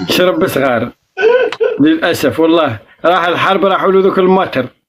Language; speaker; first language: Arabic; native; Arabic